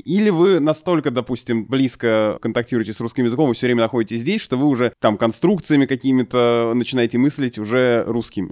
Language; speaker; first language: Russian; native; Russian